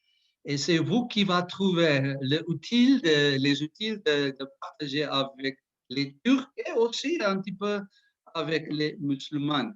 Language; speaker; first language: French; non-native, learner; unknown